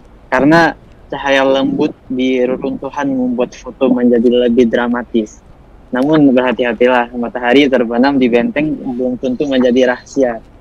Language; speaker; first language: Indonesian; non-native, fluent; Malay